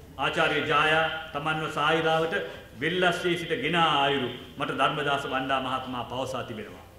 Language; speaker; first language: Sinhala; non-native, local second language; Tamil